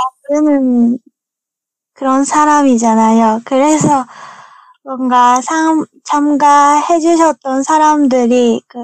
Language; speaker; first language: Korean; non-native, fluent; Japanese